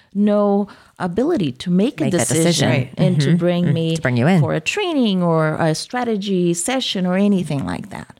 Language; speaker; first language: English; non-native, fluent; Portuguese